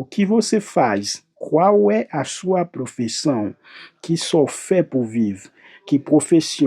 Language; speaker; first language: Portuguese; non-native, learner; Haitian Creole